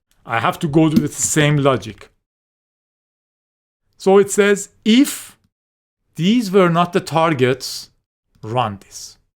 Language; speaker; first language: English; non-native, fluent; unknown